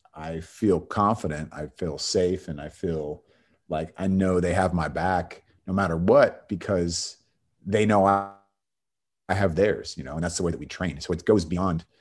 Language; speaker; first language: English; native; English